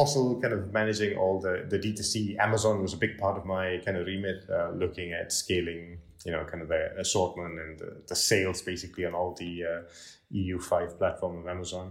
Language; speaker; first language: English; non-native, local second language; Tamil